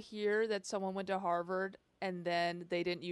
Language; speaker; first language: English; early bilingual, other home language; Chinese